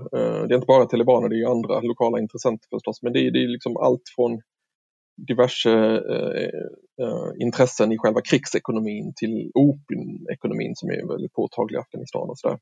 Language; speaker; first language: Swedish; native; Swedish